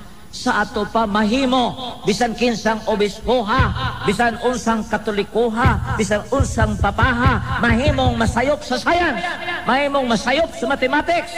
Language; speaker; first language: Cebuano; native; Cebuano